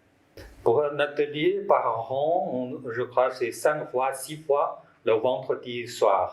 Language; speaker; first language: French; non-native, learner; Chinese